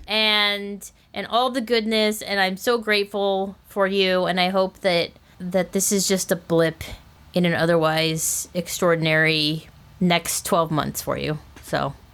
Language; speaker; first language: English; native; English